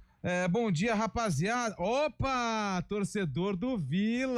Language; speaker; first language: Portuguese; native; Portuguese